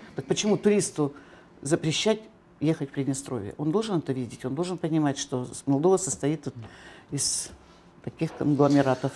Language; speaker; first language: Russian; native; Russian